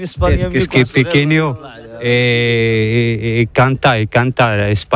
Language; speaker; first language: Spanish; non-native, learner; Arabic